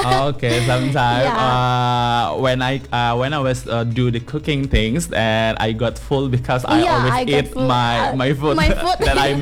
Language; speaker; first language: English; non-native, fluent; Indonesian